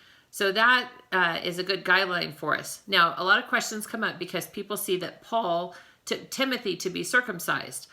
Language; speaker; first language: English; native; English